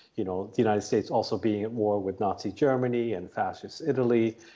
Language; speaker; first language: English; early bilingual, other home language; Japanese